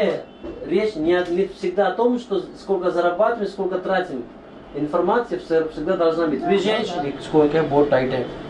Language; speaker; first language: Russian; non-native, fluent; Hindi